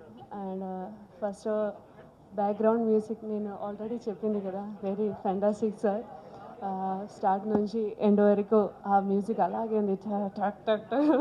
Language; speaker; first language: Telugu; non-native, learner; Malayalam